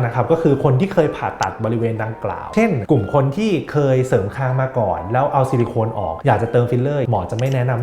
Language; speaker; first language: Thai; native; Thai